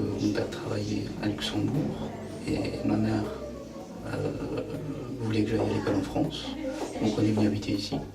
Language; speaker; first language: French; early bilingual, other home language; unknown